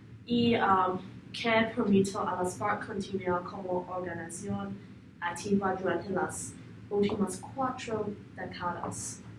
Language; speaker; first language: Spanish; non-native, learner; English